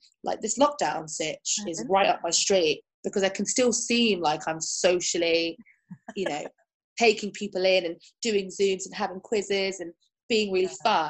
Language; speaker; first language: English; native; English